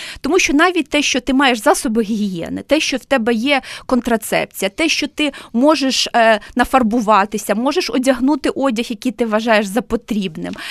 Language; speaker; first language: Ukrainian; native; Ukrainian